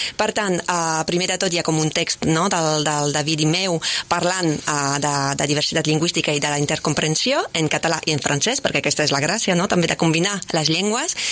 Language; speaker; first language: Catalan; non-native, fluent; French